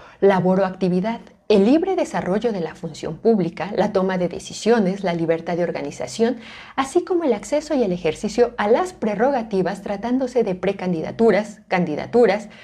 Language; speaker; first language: Spanish; native; Spanish